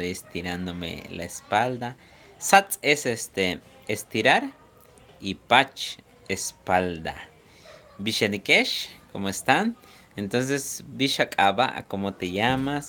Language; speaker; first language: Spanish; non-native, local second language; Yucateco